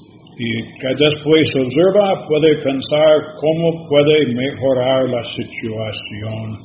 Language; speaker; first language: Spanish; non-native, learner; English